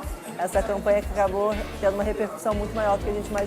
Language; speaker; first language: Portuguese; native; Portuguese